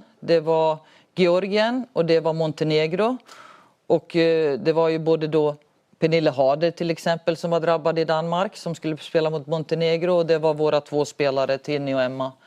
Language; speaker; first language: Swedish; native; Swedish